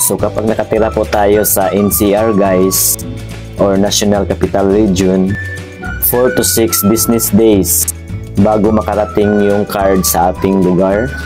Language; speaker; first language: Filipino; native; Filipino